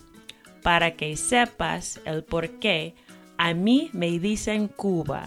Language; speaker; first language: Spanish; non-native, fluent; English